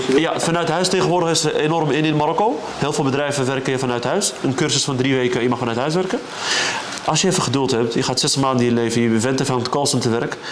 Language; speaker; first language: Dutch; early bilingual, other home language; Arabic